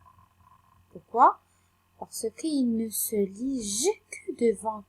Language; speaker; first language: French; non-native, local second language; Arabic